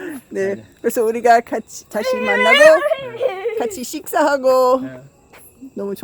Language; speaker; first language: Korean; non-native, learner; English